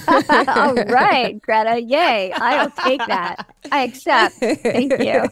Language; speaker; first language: English; native; English